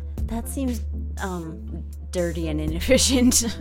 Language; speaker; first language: English; native; English